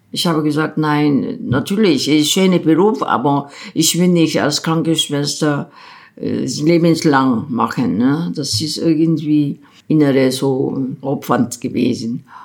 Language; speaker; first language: German; non-native, fluent; Korean